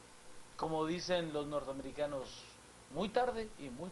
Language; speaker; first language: Spanish; native; Spanish